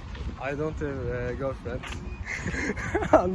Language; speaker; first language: English; non-native, learner; Turkish